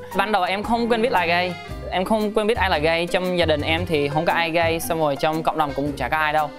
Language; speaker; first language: Vietnamese; early bilingual, heritage; Vietnamese